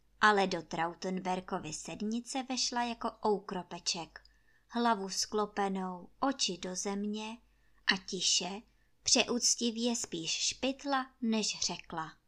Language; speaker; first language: Czech; native; Czech